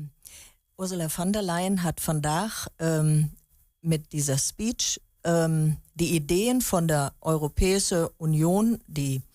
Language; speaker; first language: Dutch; non-native, learner; German